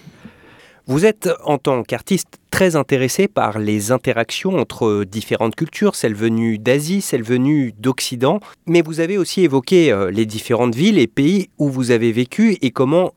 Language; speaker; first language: French; native; French